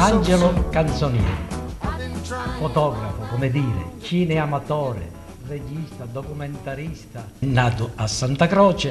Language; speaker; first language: Italian; native; Italian